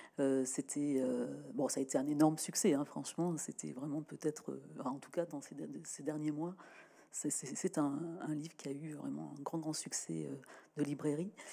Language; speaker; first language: French; native; French